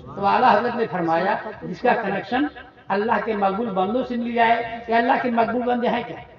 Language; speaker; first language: Urdu; native; Urdu